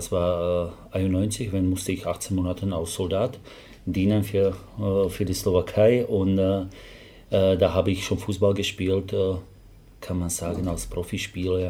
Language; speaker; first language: German; non-native, fluent; Slovak